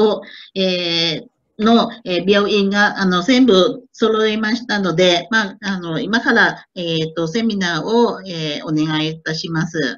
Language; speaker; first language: Japanese; non-native, fluent; Thai